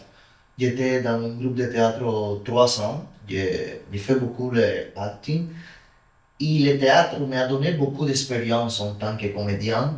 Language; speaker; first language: French; non-native, learner; Spanish